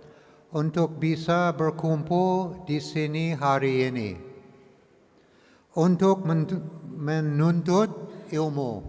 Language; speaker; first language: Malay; non-native, learner; English